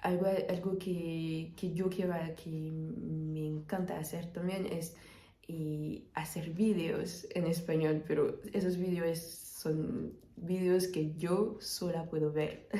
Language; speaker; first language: Spanish; non-native, fluent; French